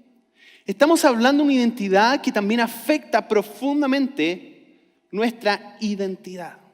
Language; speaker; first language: Spanish; native; Spanish